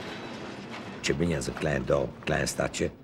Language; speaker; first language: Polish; non-native, learner; Dutch